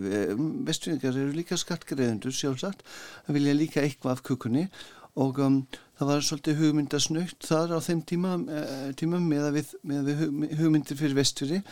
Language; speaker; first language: Icelandic; non-native, fluent; German